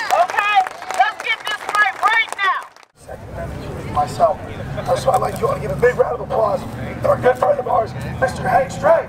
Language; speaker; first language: English; native; English